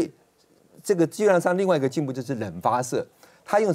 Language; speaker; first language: Chinese; native; Chinese